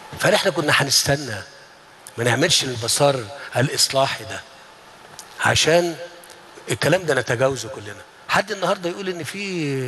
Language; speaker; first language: Arabic; native; Arabic